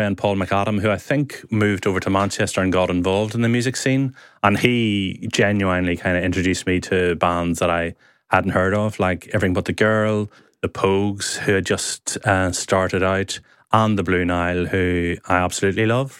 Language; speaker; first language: English; native; English